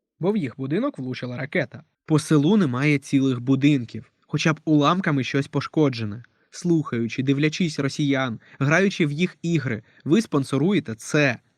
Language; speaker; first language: Ukrainian; non-native, local second language; Russian